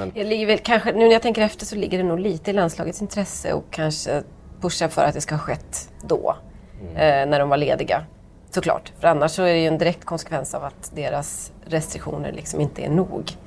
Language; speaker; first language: Swedish; native; Swedish